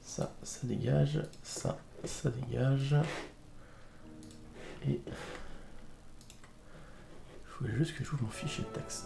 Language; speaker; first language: French; native; French